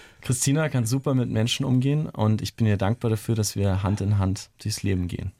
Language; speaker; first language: German; native; German